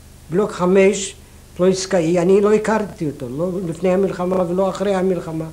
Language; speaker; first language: Hebrew; non-native, fluent; Yiddish